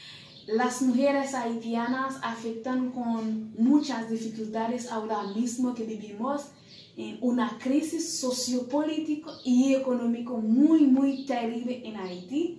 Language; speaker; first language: Spanish; non-native, learner; Haitian Creole